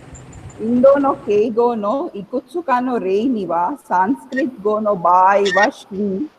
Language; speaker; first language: Japanese; non-native, fluent; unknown